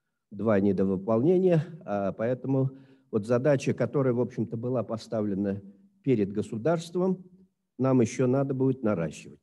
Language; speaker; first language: Russian; native; Russian